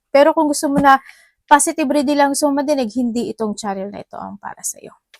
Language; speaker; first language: Filipino; native; Filipino